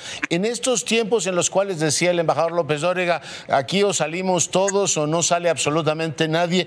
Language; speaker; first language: Spanish; native; Spanish